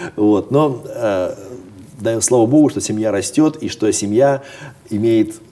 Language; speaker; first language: Russian; native; Russian